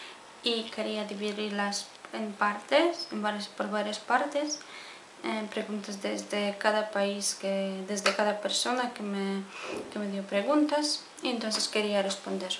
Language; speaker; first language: Spanish; non-native, fluent; Polish